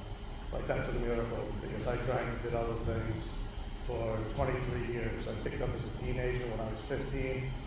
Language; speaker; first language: English; native; English